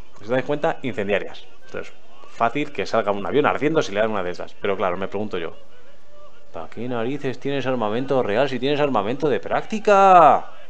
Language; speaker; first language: Spanish; native; Spanish